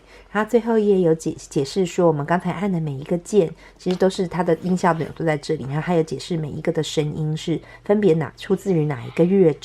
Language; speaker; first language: Chinese; native; Chinese